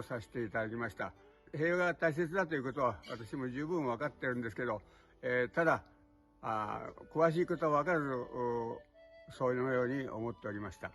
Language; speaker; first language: Japanese; native; Japanese